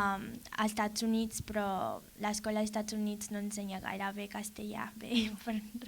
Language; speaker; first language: Catalan; non-native, learner; English